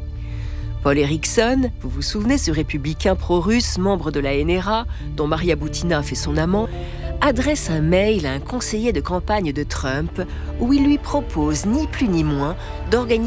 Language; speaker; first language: French; native; French